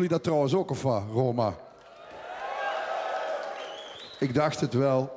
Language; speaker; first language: Dutch; native; Dutch